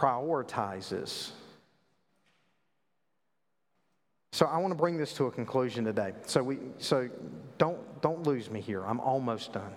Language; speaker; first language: English; native; English